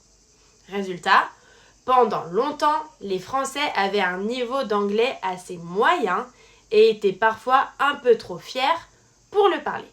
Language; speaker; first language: French; native; French